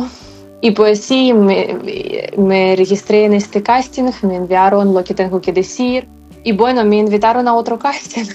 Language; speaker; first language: Spanish; non-native, fluent; Ukrainian